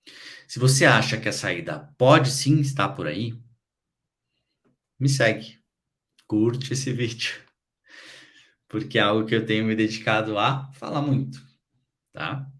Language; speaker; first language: Portuguese; native; Portuguese